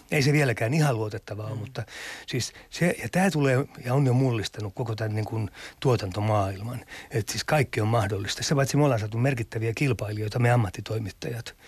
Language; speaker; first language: Finnish; native; Finnish